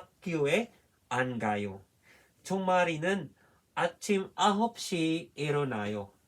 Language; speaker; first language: Korean; non-native, fluent; Filipino